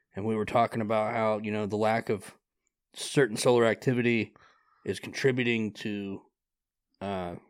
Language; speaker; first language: English; native; English